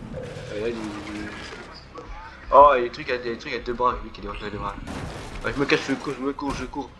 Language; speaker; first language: French; native; French